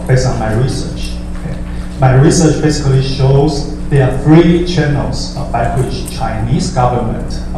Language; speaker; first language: English; non-native, fluent; Chinese